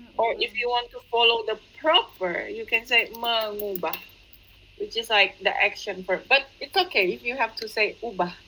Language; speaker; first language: English; non-native, fluent; Indonesian